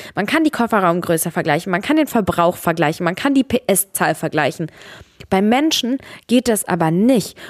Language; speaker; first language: German; early bilingual, other home language; Serbian